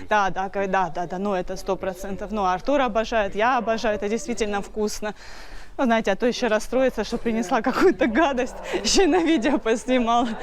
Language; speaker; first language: Russian; native; Russian